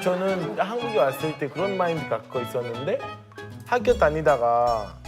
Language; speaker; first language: Korean; non-native, learner; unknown